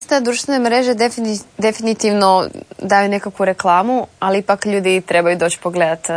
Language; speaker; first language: Serbian; native; Serbian